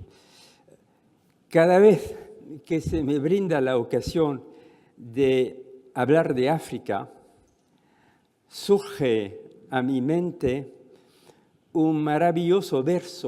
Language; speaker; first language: Spanish; non-native, fluent; French